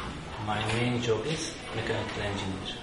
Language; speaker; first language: English; non-native, learner; Turkish